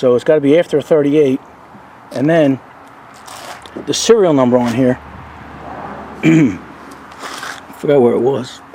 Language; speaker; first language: English; native; English